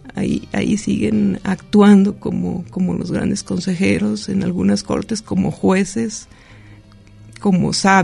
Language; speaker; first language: Spanish; native; Spanish